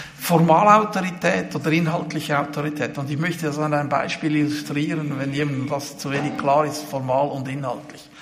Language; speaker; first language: German; native; German